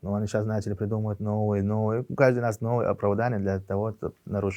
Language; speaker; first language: Russian; non-native, local second language; Chechen